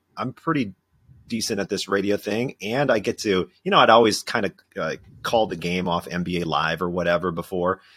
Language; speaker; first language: English; native; English